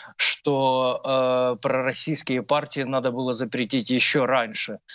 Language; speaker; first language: Russian; non-native, local second language; Ukrainian